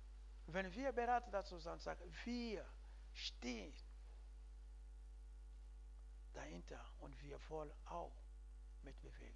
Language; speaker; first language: German; non-native, learner; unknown